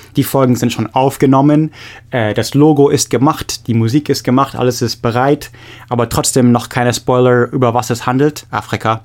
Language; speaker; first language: German; non-native, fluent; English